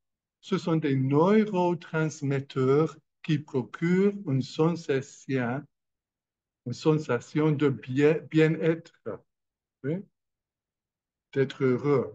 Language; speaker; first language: French; non-native, fluent; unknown